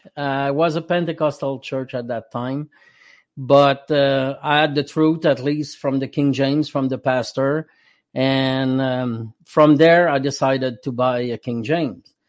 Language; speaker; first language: English; non-native, fluent; French